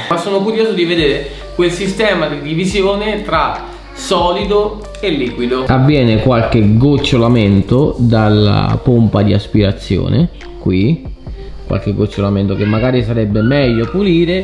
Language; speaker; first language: Italian; native; Italian